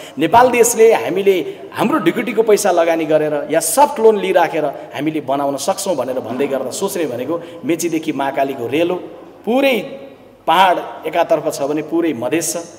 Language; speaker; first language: Nepali; native; Nepali